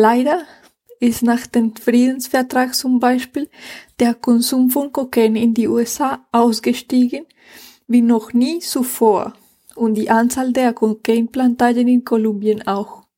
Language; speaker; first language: German; non-native, fluent; Spanish